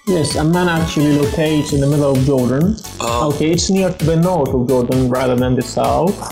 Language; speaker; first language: English; non-native, fluent; Arabic